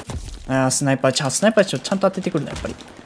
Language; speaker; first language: Japanese; native; Japanese